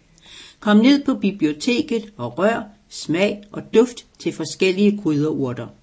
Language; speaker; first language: Danish; native; Danish